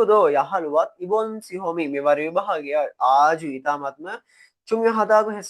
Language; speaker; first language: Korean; non-native, fluent; Sinhala